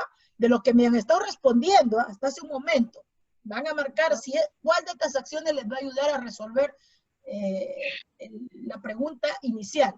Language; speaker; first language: Spanish; native; Spanish